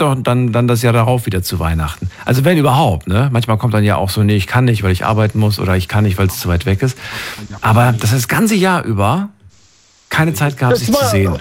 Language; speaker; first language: German; native; German